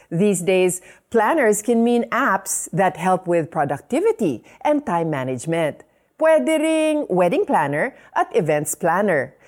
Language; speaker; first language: English; non-native, local second language; Filipino